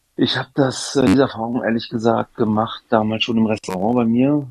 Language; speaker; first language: German; native; German